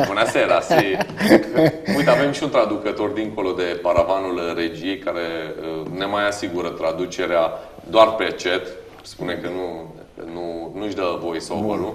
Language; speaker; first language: Romanian; native; Romanian